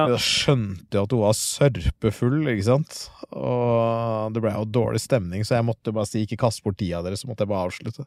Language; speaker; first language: Norwegian; native; Norwegian